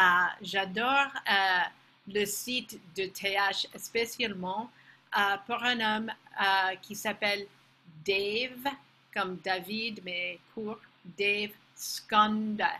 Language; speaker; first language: French; non-native, fluent; English